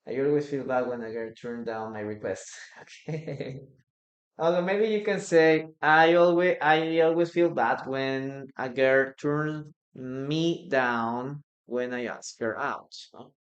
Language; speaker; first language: English; non-native, fluent; Spanish